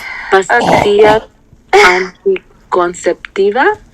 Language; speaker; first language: Spanish; non-native, learner; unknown